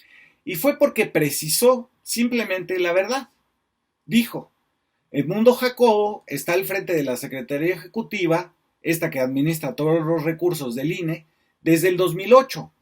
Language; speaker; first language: Spanish; native; Spanish